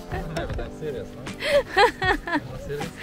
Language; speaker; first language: English; non-native, learner; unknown